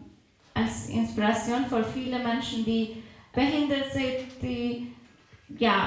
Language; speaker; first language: German; non-native, fluent; Persian